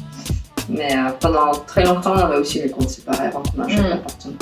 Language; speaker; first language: French; non-native, fluent; Russian